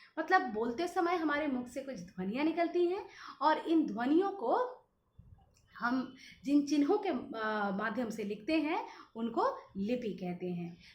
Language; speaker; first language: Hindi; non-native, local second language; Bangla